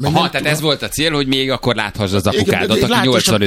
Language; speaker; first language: Hungarian; native; Hungarian